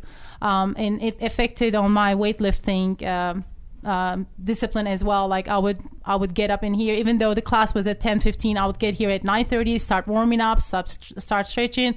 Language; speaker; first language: English; non-native, fluent; Turkish